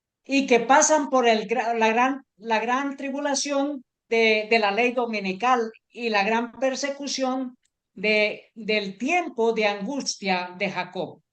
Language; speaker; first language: Spanish; native; Spanish